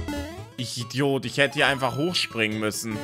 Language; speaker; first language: German; native; German